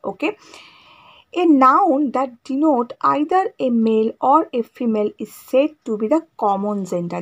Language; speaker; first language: English; non-native, local second language; Bangla